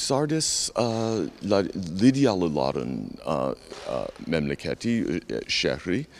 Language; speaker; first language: Turkish; non-native, fluent; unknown